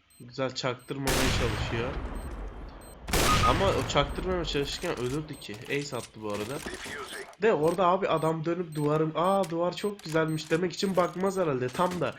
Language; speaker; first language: Turkish; native; Turkish